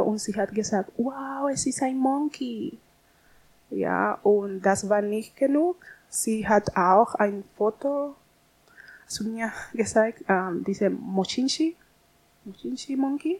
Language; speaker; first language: German; non-native, learner; Spanish